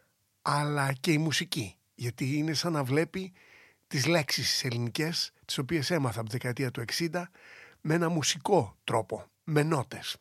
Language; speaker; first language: Greek; native; Greek